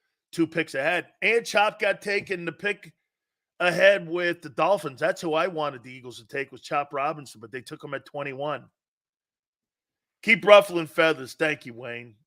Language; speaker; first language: English; native; English